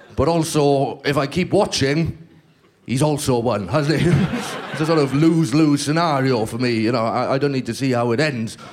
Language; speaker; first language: English; native; English